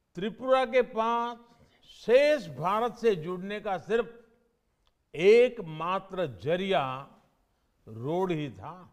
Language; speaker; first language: Hindi; non-native, local second language; Gujarati